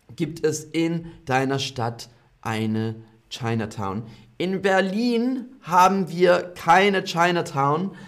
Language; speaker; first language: German; non-native, fluent; English